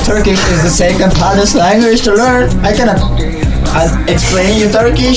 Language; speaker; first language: English; non-native, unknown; Turkish